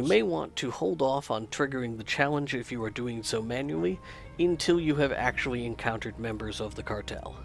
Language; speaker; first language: English; native; English